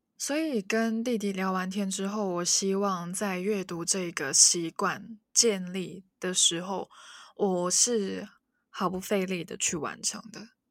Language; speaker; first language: Chinese; non-native, local second language; Cantonese